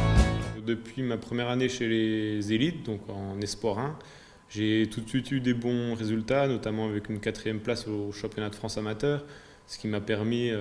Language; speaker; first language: French; native; French